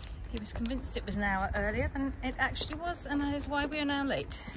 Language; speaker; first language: English; native; English